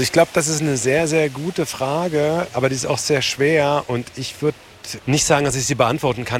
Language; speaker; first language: German; native; German